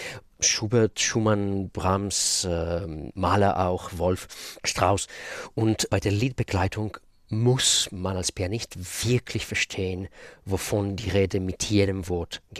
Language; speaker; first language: German; non-native, fluent; Russian